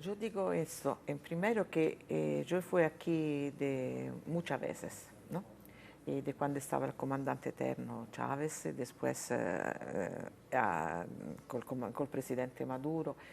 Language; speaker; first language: Spanish; non-native, fluent; Italian